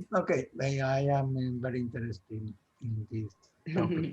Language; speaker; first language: English; non-native, learner; Italian